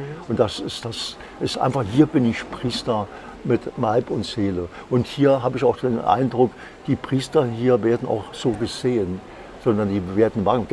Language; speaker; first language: German; native; German